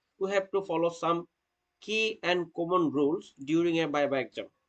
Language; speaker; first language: English; non-native, local second language; Bangla